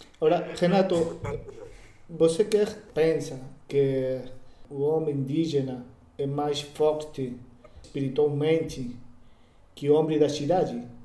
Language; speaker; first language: Portuguese; non-native, learner; Spanish